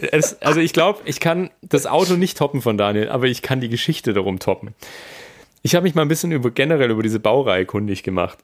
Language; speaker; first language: German; native; German